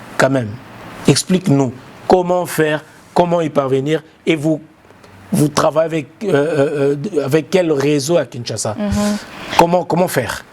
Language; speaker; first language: French; non-native, local second language; Lingala